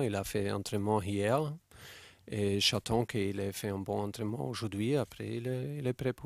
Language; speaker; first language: French; non-native, fluent; German